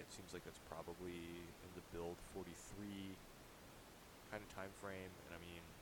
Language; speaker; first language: English; native; English